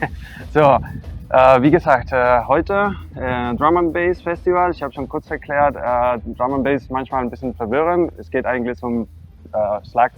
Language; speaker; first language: German; non-native, fluent; Spanish